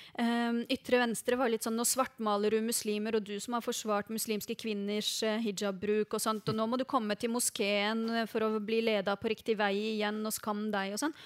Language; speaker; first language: Norwegian; early bilingual, other home language; Arabic